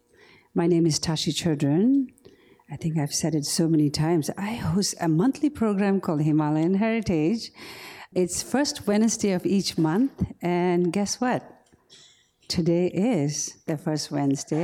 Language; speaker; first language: English; non-native, local second language; Tibetan